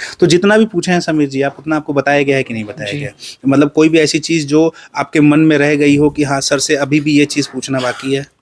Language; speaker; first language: Hindi; native; Hindi